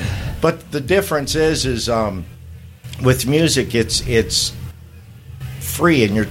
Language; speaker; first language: English; native; English